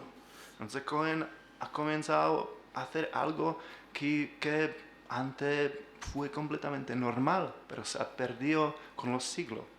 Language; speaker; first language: Spanish; non-native, learner; Czech